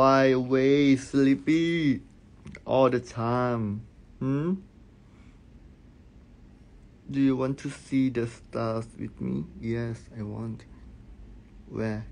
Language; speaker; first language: English; non-native, learner; Thai